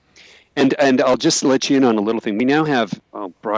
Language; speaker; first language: English; native; English